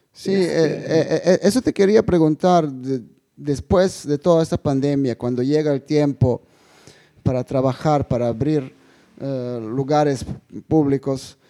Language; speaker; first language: Spanish; non-native, fluent; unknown